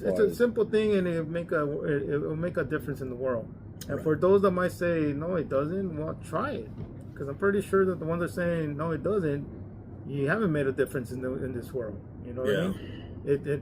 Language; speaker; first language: English; native; English